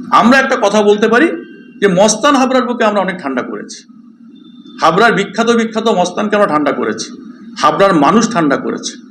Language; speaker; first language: Bangla; native; Bangla